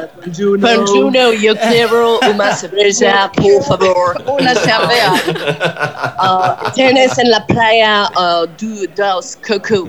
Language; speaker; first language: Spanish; non-native, learner; French